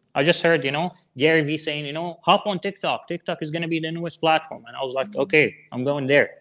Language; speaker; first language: English; non-native, fluent; Arabic